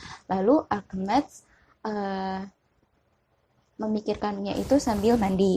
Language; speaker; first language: Indonesian; native; Indonesian